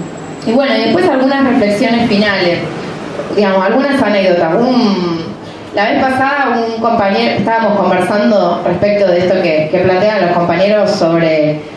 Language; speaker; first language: Spanish; native; Spanish